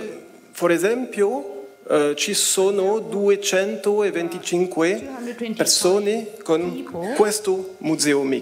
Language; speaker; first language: Italian; non-native, fluent; French